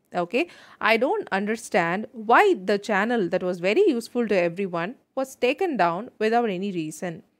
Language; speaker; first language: English; non-native, local second language; Tamil